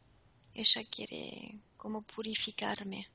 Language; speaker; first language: Spanish; non-native, fluent; French